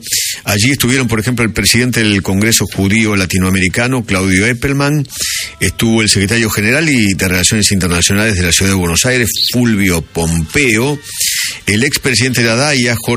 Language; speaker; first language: Spanish; native; Spanish